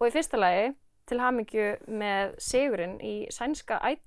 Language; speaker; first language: Icelandic; native; Icelandic